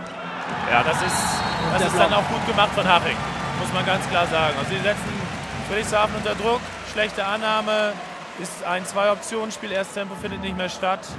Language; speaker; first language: German; native; German